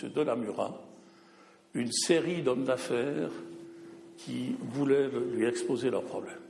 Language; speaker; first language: French; non-native, local second language; German